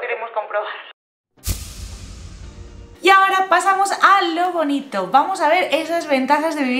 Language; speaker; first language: Spanish; native; Spanish